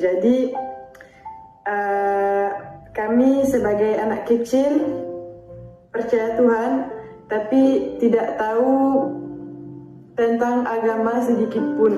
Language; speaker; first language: Indonesian; non-native, fluent; French